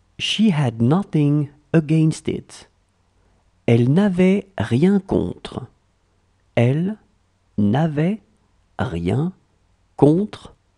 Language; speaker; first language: French; native; French